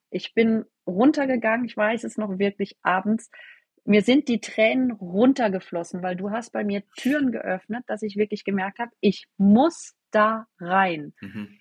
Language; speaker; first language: German; native; German